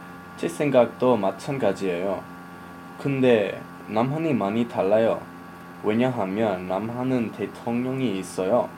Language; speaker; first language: Korean; non-native, learner; English